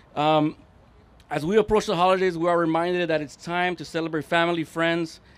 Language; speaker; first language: English; early bilingual, other home language; Spanish